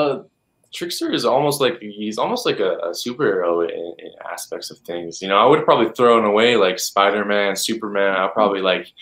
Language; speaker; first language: English; native; English